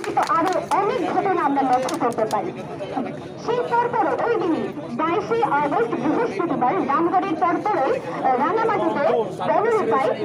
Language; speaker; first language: Bangla; non-native, local second language; Marma